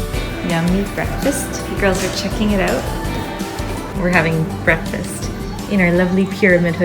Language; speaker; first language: English; native; English